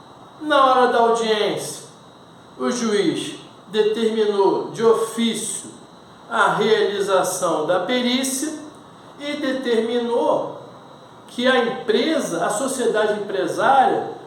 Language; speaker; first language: Portuguese; native; Portuguese